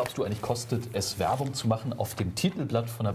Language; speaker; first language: German; native; German